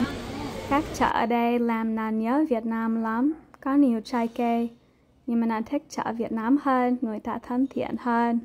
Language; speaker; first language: Vietnamese; non-native, fluent; English